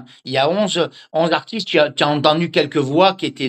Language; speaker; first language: French; native; French